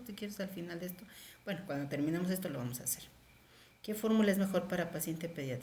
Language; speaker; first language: Spanish; native; Spanish